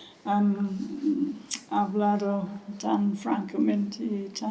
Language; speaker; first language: Spanish; non-native, fluent; English